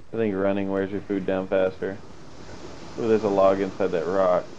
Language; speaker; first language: English; native; English